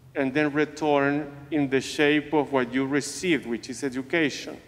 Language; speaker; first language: English; non-native, fluent; Spanish